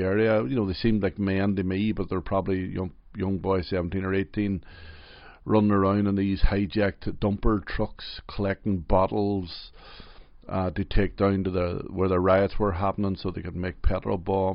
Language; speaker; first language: English; native; English